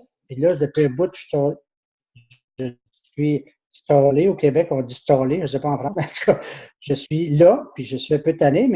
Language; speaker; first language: French; native; French